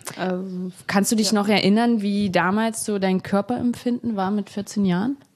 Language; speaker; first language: German; native; German